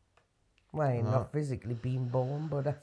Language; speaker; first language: English; native; English